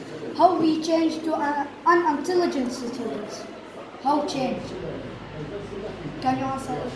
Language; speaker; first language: English; non-native, learner; Arabic